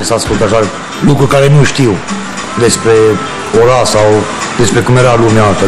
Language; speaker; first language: Romanian; native; Romanian